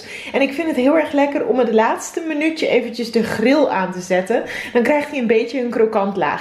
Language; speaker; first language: Dutch; native; Dutch